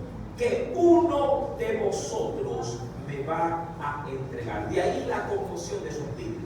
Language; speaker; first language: Spanish; native; Spanish